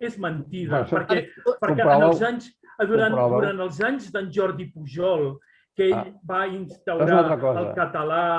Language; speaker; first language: Catalan; non-native, local second language; Spanish